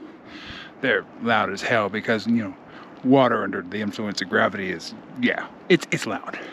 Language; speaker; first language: English; native; English